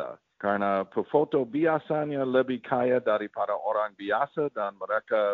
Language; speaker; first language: Indonesian; non-native, fluent; English